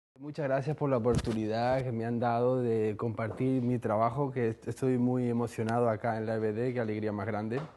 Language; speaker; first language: Spanish; native; Spanish